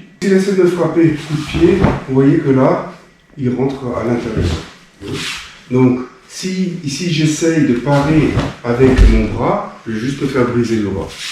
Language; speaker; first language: French; native; French